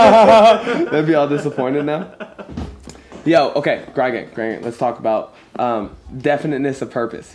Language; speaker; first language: English; native; English